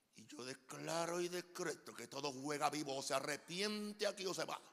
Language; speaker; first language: Spanish; native; Spanish